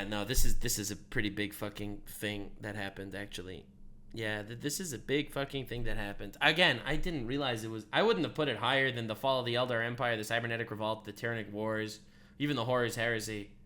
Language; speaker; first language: English; native; English